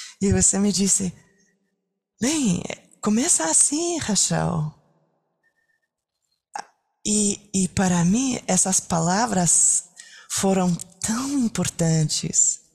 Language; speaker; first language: Portuguese; non-native, learner; French